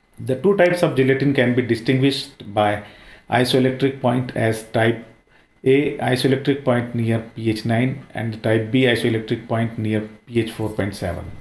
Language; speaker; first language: English; non-native, local second language; Hindi